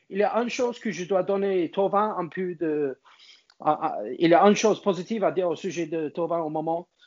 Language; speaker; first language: French; non-native, learner; English